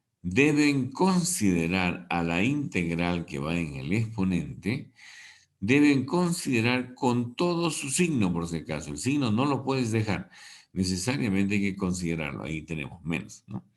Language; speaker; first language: Spanish; native; Spanish